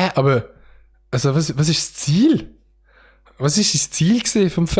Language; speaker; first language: German; native; German